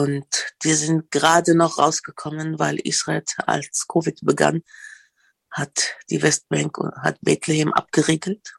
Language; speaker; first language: German; non-native, fluent; Arabic